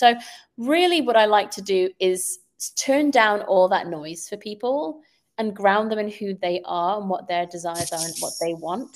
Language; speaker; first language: English; native; English